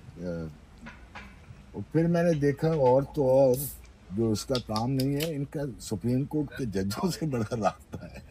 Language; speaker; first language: Urdu; non-native, local second language; Punjabi